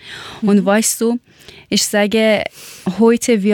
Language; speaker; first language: German; non-native, learner; Persian